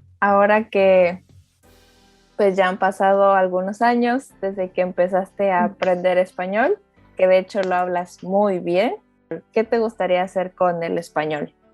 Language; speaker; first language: Spanish; native; Spanish